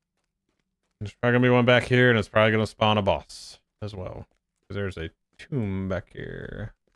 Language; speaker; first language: English; native; English